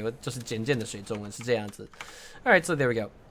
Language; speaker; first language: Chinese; non-native, learner; English